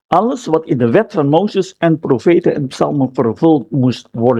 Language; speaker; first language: Dutch; non-native, fluent; Indonesian